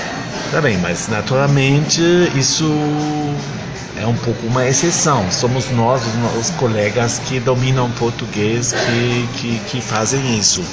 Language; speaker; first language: Portuguese; non-native, fluent; German